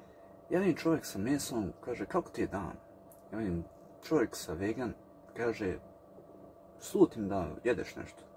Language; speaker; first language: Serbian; early bilingual, heritage; English